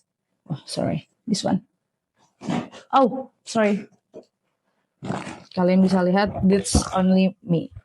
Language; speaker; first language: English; non-native, learner; Indonesian